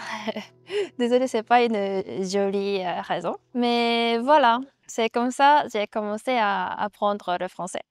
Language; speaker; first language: French; non-native, fluent; Japanese